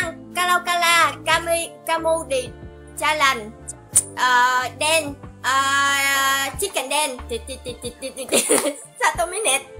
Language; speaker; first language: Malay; non-native, learner; Vietnamese